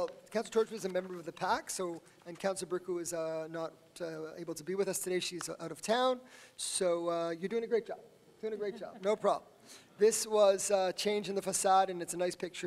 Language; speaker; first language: English; native; English